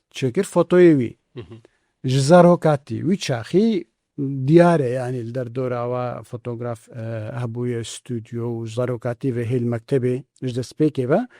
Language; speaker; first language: Kurdish; native; Kurdish